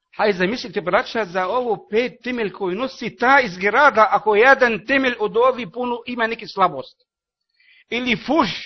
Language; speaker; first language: Bosnian; non-native, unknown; Arabic